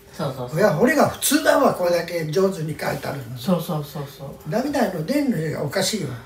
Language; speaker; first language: Japanese; native; Japanese